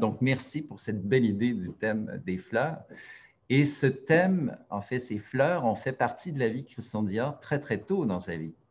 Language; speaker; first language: French; native; French